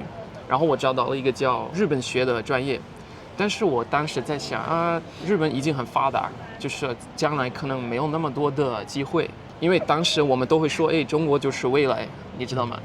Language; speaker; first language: Chinese; non-native, fluent; Dutch